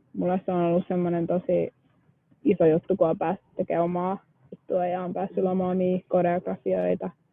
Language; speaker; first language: Finnish; early bilingual, other home language; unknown